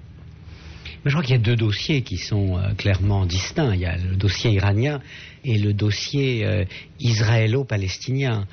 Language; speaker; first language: French; native; French